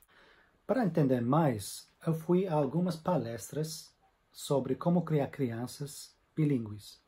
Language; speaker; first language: Portuguese; non-native, fluent; English